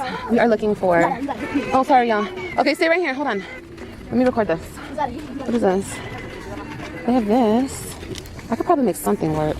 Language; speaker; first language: English; native; English